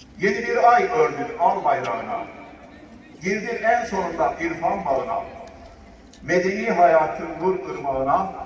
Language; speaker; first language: Turkish; native; Turkish